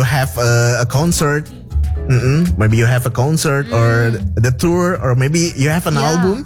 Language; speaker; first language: English; non-native, fluent; Indonesian